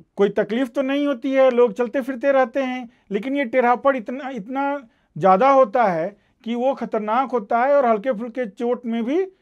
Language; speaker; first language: Hindi; native; Hindi